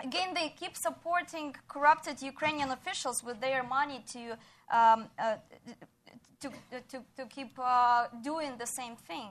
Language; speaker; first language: English; non-native, fluent; Ukrainian